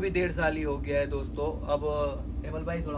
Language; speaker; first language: Hindi; native; Hindi